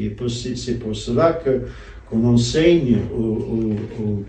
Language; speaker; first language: French; non-native, fluent; English